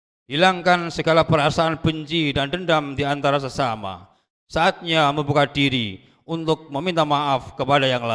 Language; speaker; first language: Indonesian; native; Indonesian